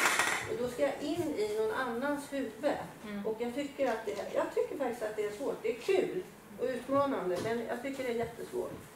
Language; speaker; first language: Swedish; native; Swedish